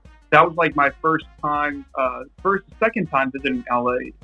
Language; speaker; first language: English; non-native, fluent; Japanese